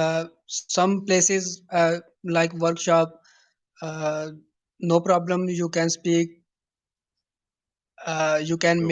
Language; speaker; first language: English; non-native, learner; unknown